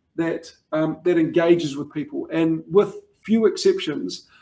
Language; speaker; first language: English; native; English